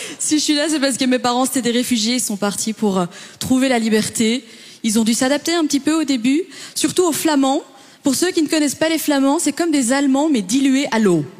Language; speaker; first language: French; early bilingual, other home language; Persian